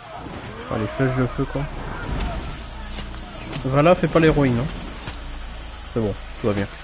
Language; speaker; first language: French; native; French